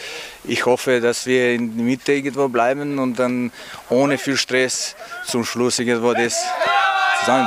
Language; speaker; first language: German; non-native, learner; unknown